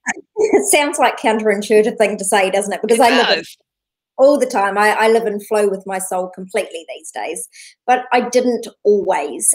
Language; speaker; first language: English; native; English